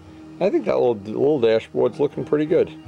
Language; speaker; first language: English; native; English